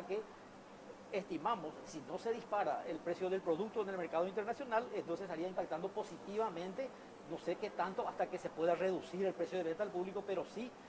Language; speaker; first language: Spanish; native; Spanish